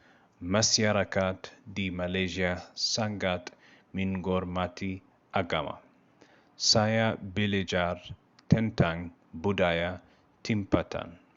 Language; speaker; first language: Indonesian; non-native, learner; Arabic